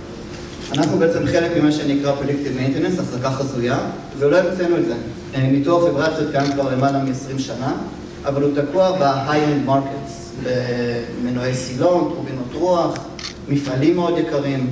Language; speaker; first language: Hebrew; native; Hebrew